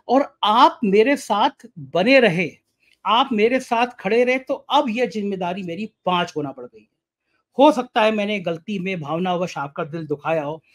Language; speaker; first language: Hindi; native; Hindi